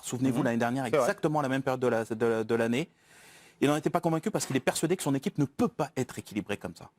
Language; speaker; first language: French; native; French